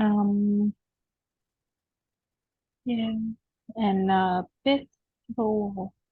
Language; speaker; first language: English; non-native, learner; Vietnamese